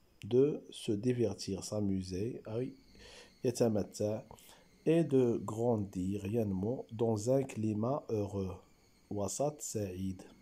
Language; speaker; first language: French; non-native, local second language; Arabic